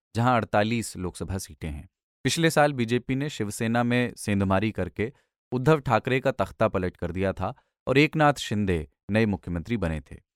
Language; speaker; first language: Hindi; native; Hindi